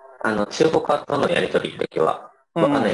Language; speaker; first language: Japanese; native; Japanese